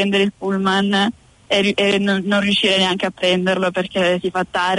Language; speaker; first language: Italian; native; Italian